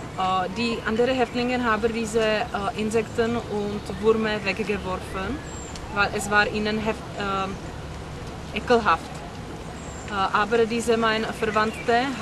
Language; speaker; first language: German; non-native, learner; Czech